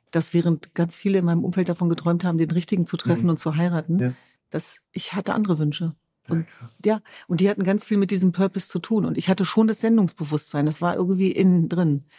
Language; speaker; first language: German; early bilingual, other home language; Kurdish